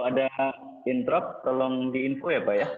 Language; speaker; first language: Indonesian; native; Indonesian